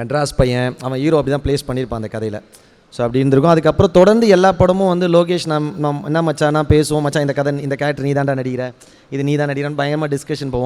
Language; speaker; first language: Tamil; native; Tamil